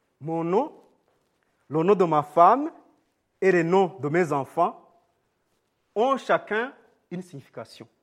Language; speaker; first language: French; non-native, local second language; Rundi